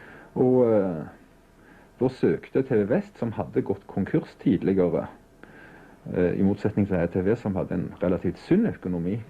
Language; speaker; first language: Norwegian; native; Norwegian